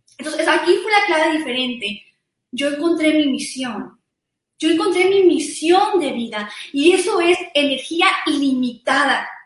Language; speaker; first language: Spanish; early bilingual, heritage; Spanish